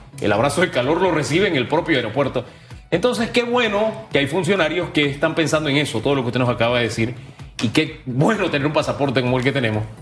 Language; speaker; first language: Spanish; native; Spanish